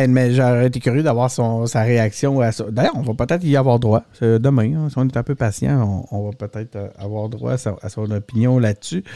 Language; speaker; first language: French; native; French